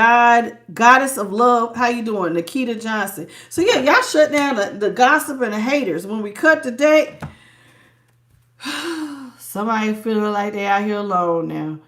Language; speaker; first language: English; native; English